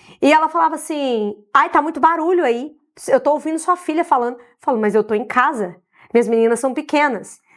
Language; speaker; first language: Portuguese; native; Portuguese